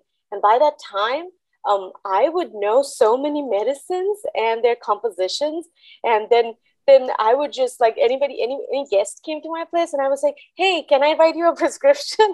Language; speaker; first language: English; non-native, local second language; Bangla